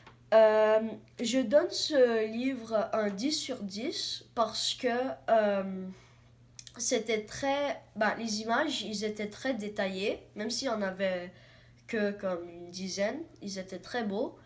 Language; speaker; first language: French; non-native, learner; English